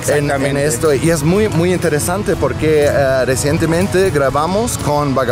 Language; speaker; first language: Spanish; non-native, fluent; German